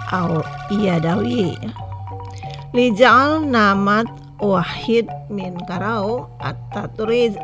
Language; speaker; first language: Arabic; non-native, fluent; Indonesian